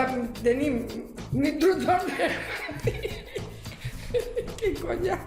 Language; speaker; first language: Catalan; non-native, local second language; Spanish